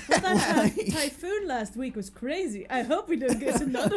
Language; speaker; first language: English; native; English